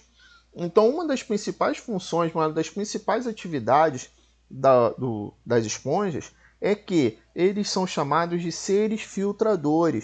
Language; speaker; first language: Portuguese; native; Portuguese